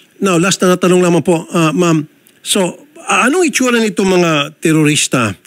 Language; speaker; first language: Filipino; native; Filipino